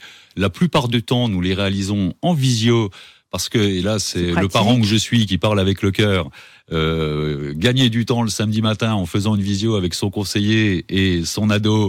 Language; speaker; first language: French; native; French